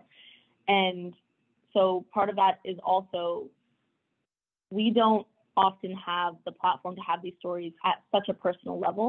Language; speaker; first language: English; native; English